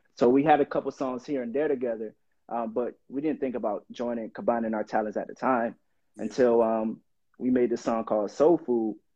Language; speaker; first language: English; native; English